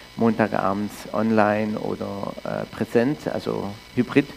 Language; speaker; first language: German; early bilingual, heritage; English